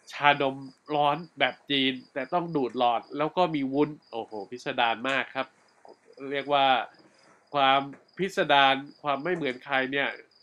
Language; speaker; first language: Thai; native; Thai